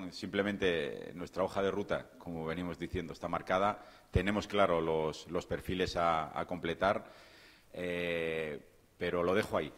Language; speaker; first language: Spanish; native; Spanish